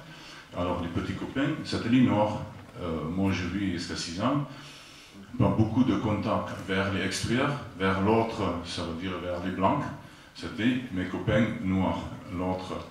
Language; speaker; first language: French; non-native, fluent; Afrikaans